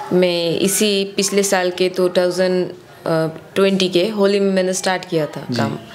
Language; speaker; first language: Hindi; non-native, local second language; Bangla